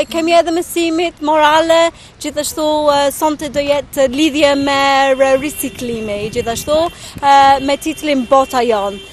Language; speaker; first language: Albanian; non-native, fluent; English